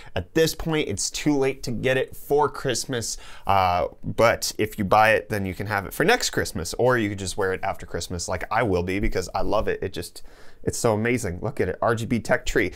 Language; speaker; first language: English; native; English